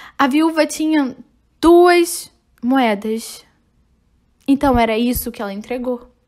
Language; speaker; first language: Portuguese; non-native, fluent; English